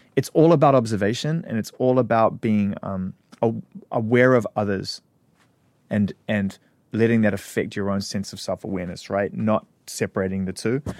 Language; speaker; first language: English; native; English